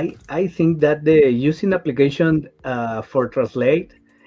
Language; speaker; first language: English; non-native, learner; Spanish